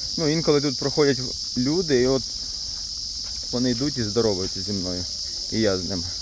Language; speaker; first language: Ukrainian; native; Ukrainian